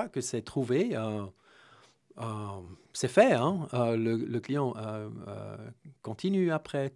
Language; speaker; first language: French; non-native, fluent; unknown